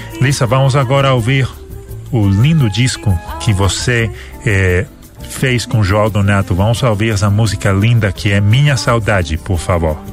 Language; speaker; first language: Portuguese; non-native, fluent; Spanish